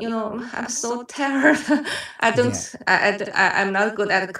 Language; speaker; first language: English; non-native, learner; Chinese